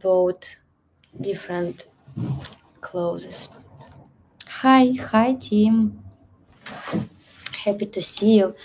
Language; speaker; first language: English; non-native, learner; Russian